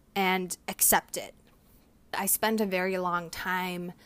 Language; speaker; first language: English; non-native, fluent; Turkish